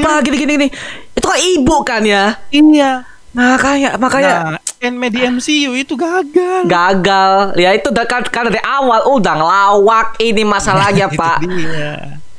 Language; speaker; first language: Indonesian; native; Indonesian